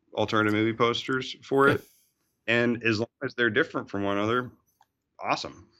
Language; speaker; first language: English; native; English